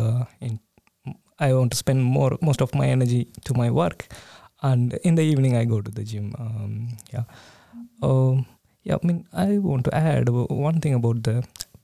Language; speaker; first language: English; non-native, local second language; Tamil